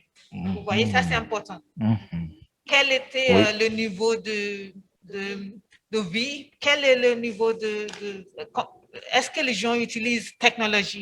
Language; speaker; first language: French; non-native, fluent; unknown